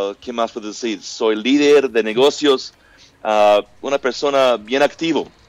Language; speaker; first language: Spanish; non-native, learner; English